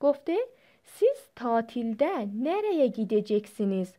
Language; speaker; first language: Turkish; non-native, fluent; Persian